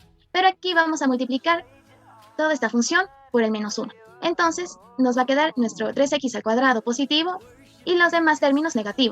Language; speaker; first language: Spanish; native; Spanish